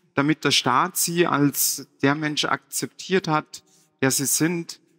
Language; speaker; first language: German; native; German